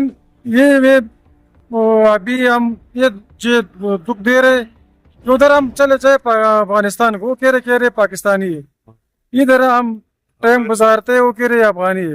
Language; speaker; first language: Hindi; non-native, local second language; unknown